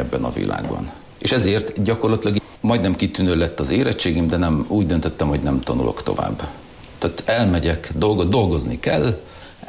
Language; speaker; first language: Hungarian; non-native, local second language; German